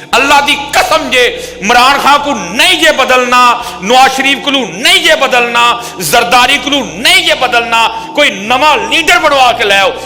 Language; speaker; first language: Urdu; non-native, local second language; Punjabi